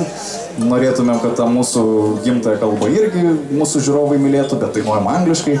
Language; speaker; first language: Lithuanian; native; Lithuanian